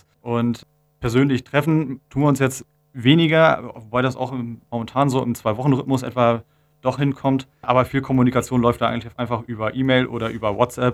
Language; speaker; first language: German; native; German